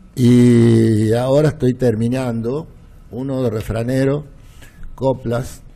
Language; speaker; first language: Spanish; native; Spanish